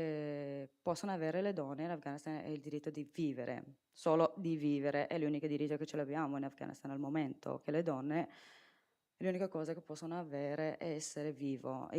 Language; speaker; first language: Italian; non-native, fluent; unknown